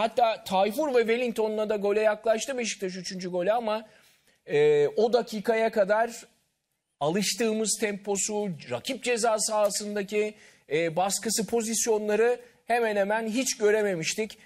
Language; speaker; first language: Turkish; native; Turkish